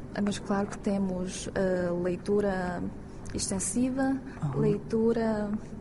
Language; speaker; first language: Portuguese; non-native, fluent; Chinese